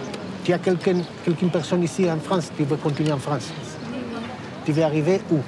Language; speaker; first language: French; non-native, fluent; Spanish